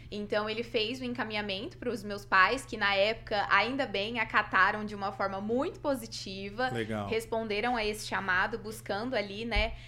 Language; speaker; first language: Portuguese; native; Portuguese